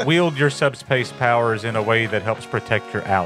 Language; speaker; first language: English; native; English